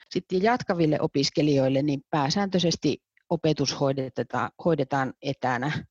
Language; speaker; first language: Finnish; native; Finnish